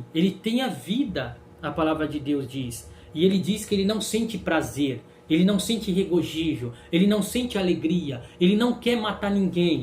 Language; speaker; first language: Portuguese; native; Portuguese